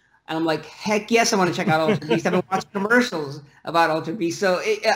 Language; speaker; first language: English; early bilingual, other home language; Russian